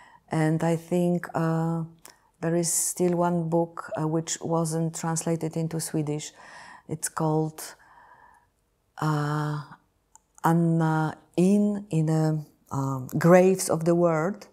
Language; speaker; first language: English; non-native, fluent; Polish